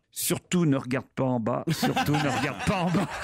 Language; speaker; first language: French; native; French